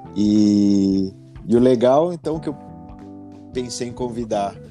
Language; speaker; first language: Portuguese; native; Portuguese